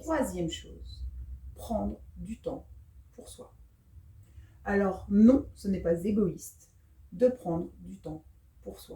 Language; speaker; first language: French; native; French